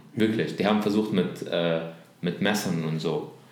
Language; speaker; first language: German; non-native, learner; Arabic